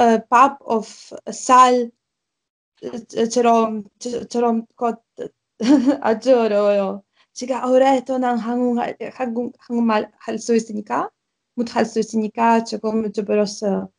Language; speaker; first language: Korean; non-native, learner; Ukrainian